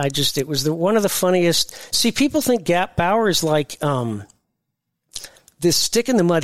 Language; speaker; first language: English; native; English